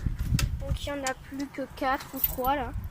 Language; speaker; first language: French; native; French